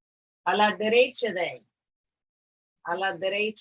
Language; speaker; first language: Spanish; non-native, fluent; English